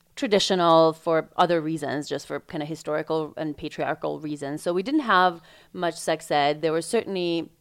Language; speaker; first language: English; non-native, fluent; Macedonian